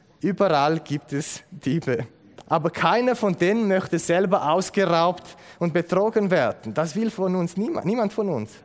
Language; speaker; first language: German; non-native, fluent; Romanian